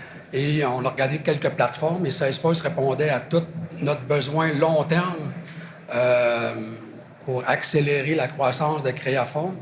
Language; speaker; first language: French; native; French